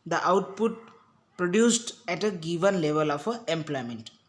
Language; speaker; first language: English; non-native, local second language; Marathi